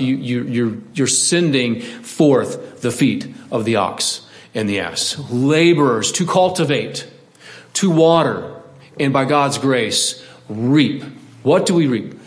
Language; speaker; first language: English; native; English